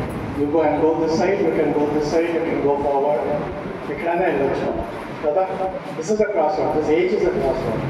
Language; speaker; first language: Telugu; non-native, fluent; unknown